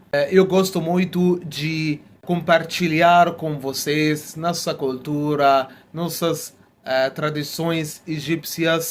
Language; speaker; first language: Portuguese; non-native, fluent; Arabic